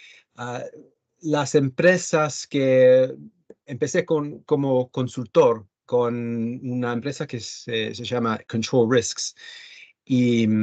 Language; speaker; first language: Spanish; early bilingual, heritage; Spanish